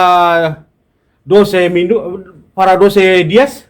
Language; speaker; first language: Spanish; non-native, learner; Indonesian